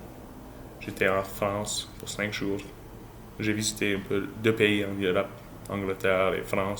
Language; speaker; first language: French; non-native, learner; English